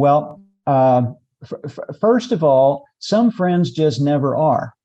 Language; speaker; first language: English; native; English